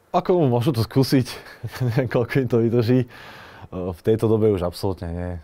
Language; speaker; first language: Slovak; native; Slovak